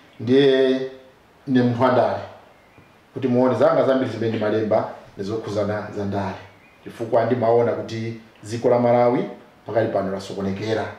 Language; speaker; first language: Nyanja; non-native, local second language; Tumbuka